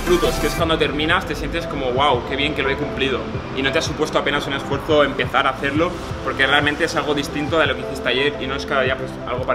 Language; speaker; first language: Spanish; native; Spanish